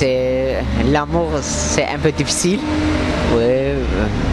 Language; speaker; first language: French; non-native, learner; Azerbaijani